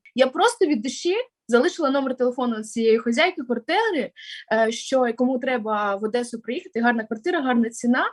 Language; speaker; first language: Ukrainian; non-native, local second language; Russian